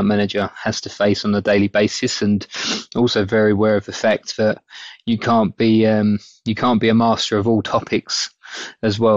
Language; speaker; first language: English; native; English